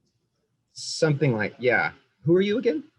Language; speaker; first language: English; native; English